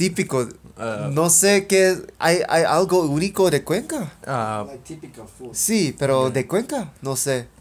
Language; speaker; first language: Spanish; non-native, learner; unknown